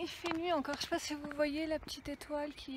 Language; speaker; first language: French; native; French